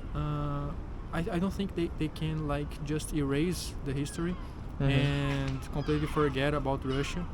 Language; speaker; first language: English; non-native, fluent; Portuguese